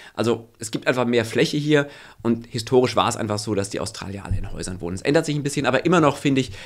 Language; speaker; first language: German; native; German